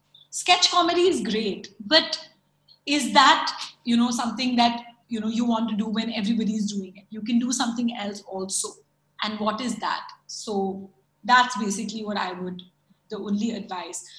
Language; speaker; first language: English; early bilingual, other home language; Hindi